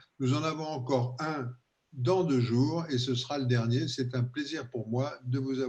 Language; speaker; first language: French; native; French